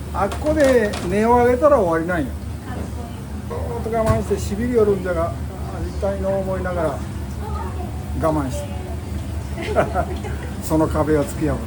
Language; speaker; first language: Japanese; native; Japanese